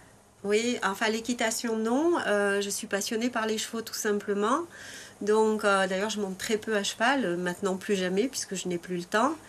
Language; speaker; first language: French; native; French